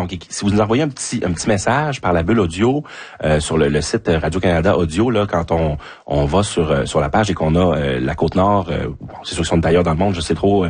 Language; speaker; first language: French; native; French